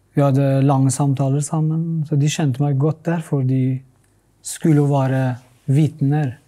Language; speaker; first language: Norwegian; non-native, fluent; Kurdish